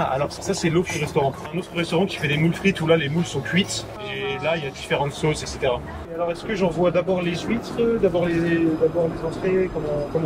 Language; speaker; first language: French; native; French